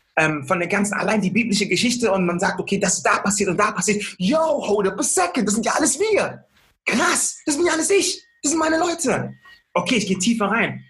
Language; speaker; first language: German; early bilingual, other home language; Akan